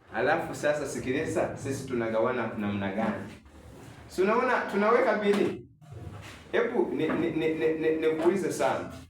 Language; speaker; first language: Swahili; non-native, local second language; Rundi